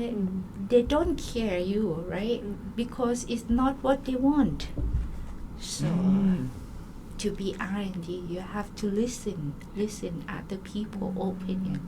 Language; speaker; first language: English; non-native, learner; Thai